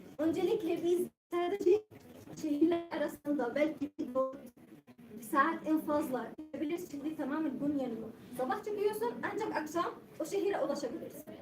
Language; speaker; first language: Turkish; non-native, learner; Arabic